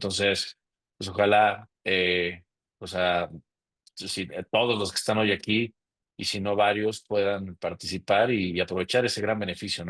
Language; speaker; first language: Spanish; native; Spanish